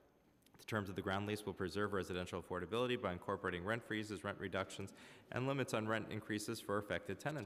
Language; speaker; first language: English; native; English